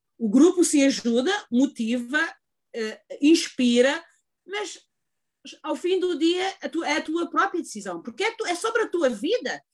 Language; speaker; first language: Portuguese; native; Portuguese